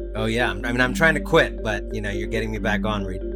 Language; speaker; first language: English; native; English